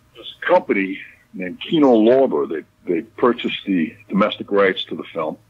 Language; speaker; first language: English; native; English